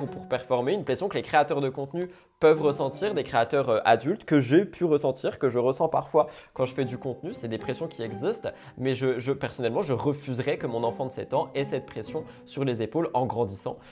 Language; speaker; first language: French; native; French